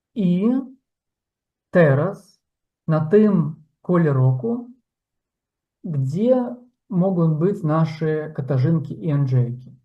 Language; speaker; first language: Polish; non-native, fluent; Ukrainian